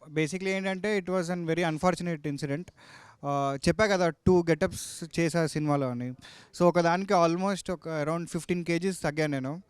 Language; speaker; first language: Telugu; native; Telugu